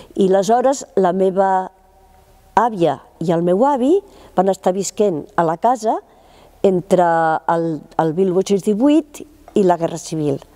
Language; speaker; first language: Catalan; native; Catalan